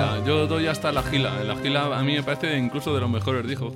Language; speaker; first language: Spanish; native; Spanish